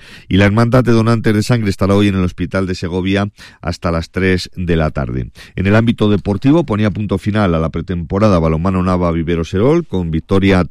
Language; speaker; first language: Spanish; native; Spanish